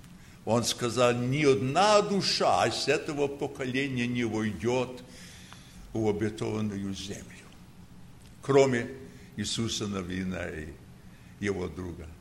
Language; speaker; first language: Russian; early bilingual, heritage; Russian